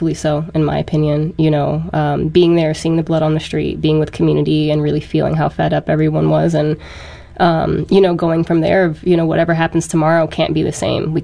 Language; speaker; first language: English; native; English